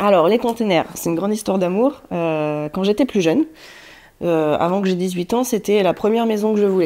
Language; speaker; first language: French; native; French